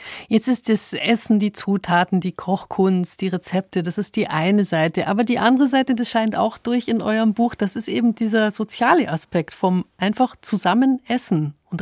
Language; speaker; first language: German; native; German